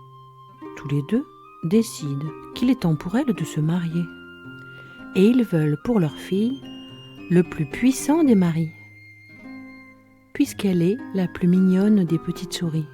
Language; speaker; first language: French; native; French